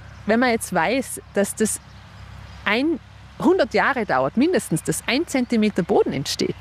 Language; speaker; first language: German; native; German